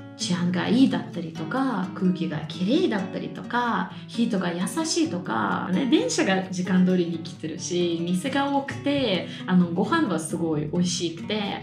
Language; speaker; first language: Japanese; non-native, fluent; Russian